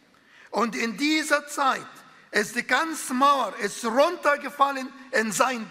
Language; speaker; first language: German; non-native, fluent; Arabic